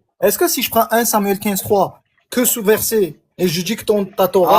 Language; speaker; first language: French; native; French